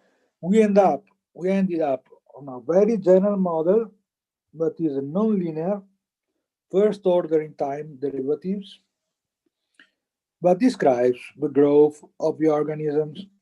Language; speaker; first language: English; non-native, fluent; Italian